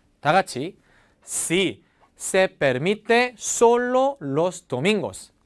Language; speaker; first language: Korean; native; Korean